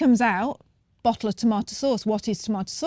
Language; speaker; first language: English; native; English